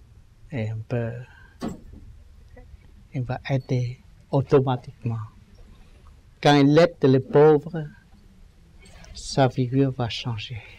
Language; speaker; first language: French; non-native, learner; Vietnamese